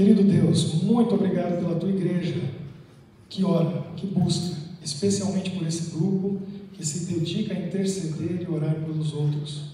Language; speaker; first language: Portuguese; native; Portuguese